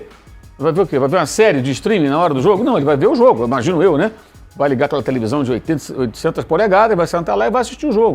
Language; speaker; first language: Portuguese; native; Portuguese